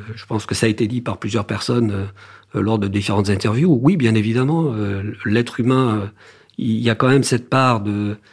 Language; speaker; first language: French; native; French